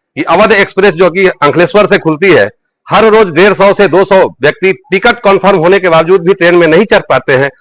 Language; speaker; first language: Hindi; native; Hindi